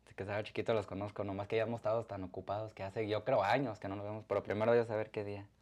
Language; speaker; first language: Spanish; early bilingual, heritage; Spanish